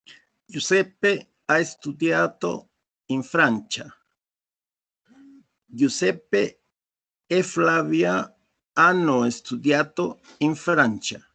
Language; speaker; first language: Italian; non-native, learner; Spanish